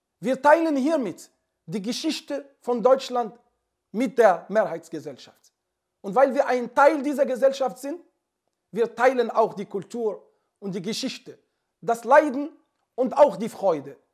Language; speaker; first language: German; non-native, fluent; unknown